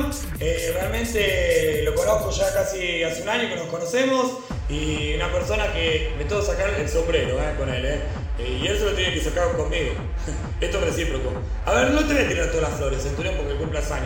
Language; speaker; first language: Spanish; native; Spanish